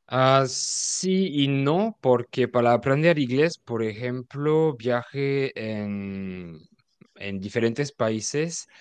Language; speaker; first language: Spanish; non-native, fluent; French